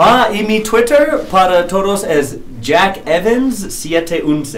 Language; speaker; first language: Spanish; non-native, learner; English